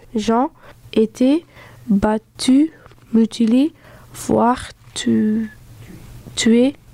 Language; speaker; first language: French; early bilingual, other home language; Dutch